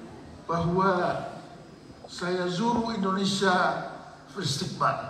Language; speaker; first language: Arabic; non-native, learner; Indonesian